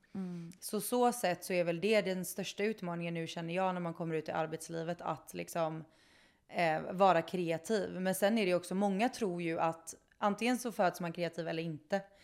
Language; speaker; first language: Swedish; native; Swedish